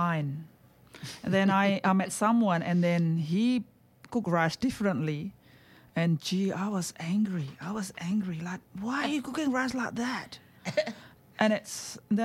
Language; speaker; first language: English; non-native, fluent; Indonesian